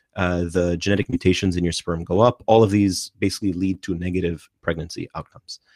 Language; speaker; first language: English; non-native, fluent; Arabic